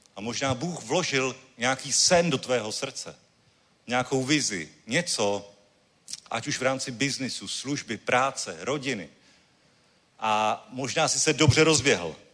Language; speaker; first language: Czech; native; Czech